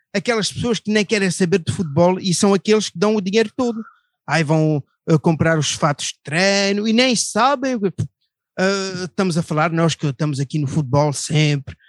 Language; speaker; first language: Portuguese; non-native, fluent; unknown